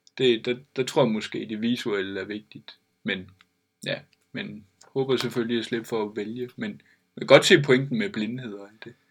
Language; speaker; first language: Danish; native; Danish